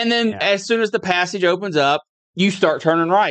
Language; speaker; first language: English; native; English